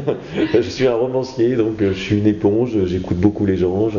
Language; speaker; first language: French; native; French